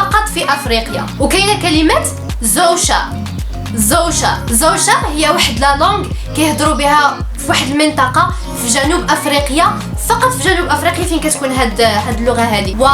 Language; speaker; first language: Arabic; native; Arabic